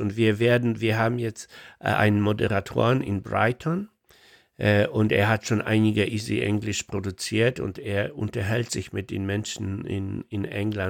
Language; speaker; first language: German; non-native, fluent; Polish